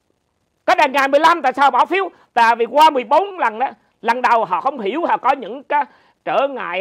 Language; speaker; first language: Vietnamese; native; Vietnamese